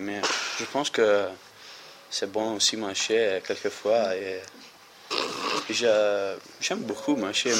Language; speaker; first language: French; non-native, learner; Italian